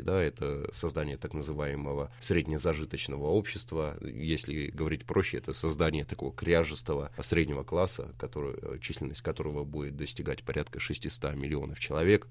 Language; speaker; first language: Russian; native; Russian